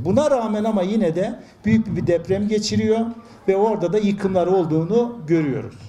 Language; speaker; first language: Turkish; native; Turkish